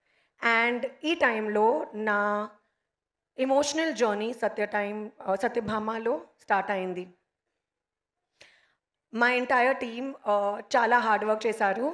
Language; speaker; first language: Telugu; non-native, learner; Hindi